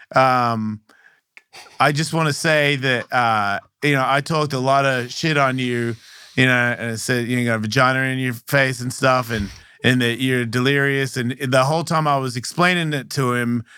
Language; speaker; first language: English; native; English